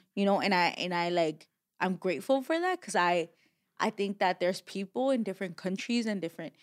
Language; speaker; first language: English; early bilingual, other home language; Spanish